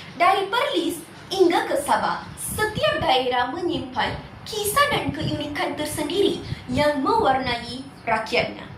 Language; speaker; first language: Malay; non-native, local second language; Tamil